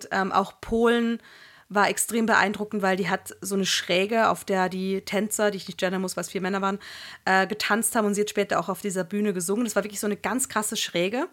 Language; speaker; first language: German; native; German